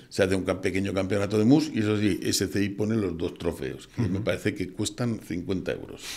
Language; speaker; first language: Spanish; native; Spanish